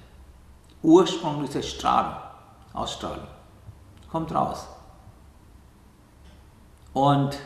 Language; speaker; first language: German; non-native, learner; Sinhala